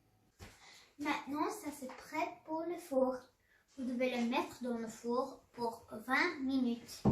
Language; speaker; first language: French; non-native, learner; English